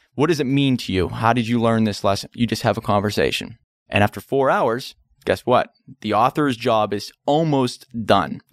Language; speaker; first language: English; native; English